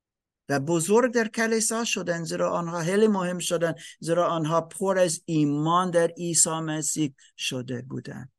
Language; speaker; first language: Persian; non-native, learner; English